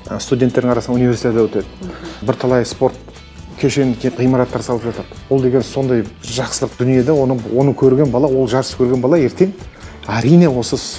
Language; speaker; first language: Kazakh; non-native, local second language; Karachay-Balkar